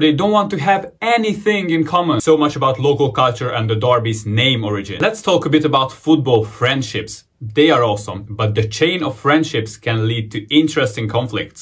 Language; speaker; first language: English; non-native, fluent; Hungarian